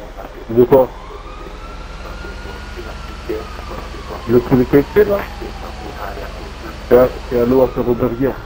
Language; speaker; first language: French; native; French